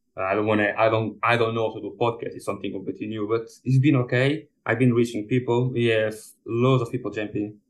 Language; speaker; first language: English; non-native, fluent; Portuguese